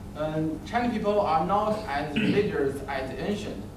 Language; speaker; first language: English; non-native, learner; Chinese